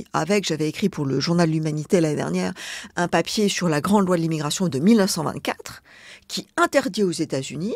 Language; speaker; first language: French; native; French